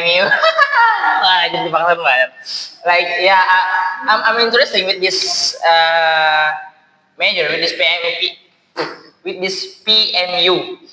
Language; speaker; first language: English; non-native, learner; Indonesian